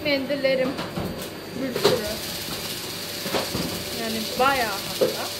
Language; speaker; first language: Turkish; non-native, fluent; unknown